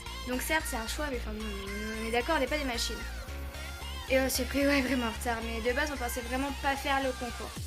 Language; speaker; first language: French; native; French